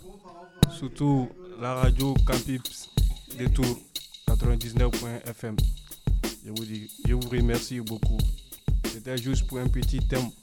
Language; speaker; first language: French; non-native, learner; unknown